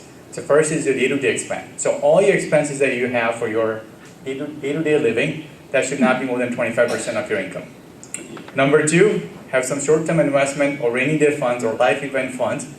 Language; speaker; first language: English; early bilingual, other home language; Gujarati